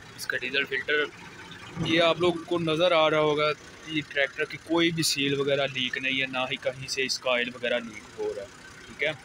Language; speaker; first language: Urdu; non-native, local second language; Punjabi